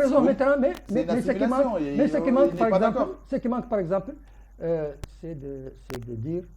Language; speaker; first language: French; non-native, local second language; Arabic